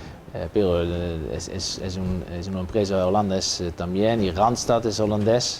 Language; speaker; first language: Spanish; non-native, fluent; Dutch